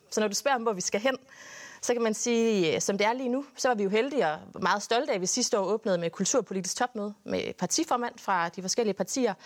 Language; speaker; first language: Danish; native; Danish